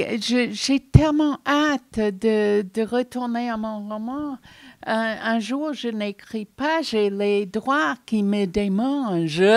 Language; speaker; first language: French; non-native, fluent; English